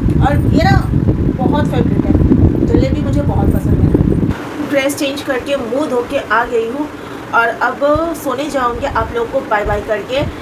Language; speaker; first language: Hindi; non-native, local second language; Bangla